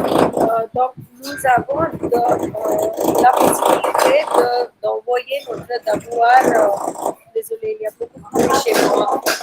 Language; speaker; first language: French; non-native, fluent; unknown